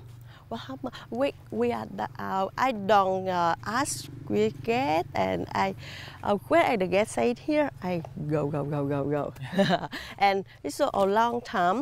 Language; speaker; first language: English; non-native, learner; Vietnamese